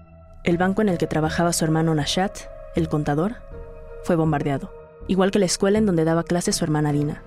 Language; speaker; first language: Spanish; native; Spanish